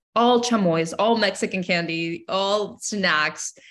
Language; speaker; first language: English; non-native, fluent; Spanish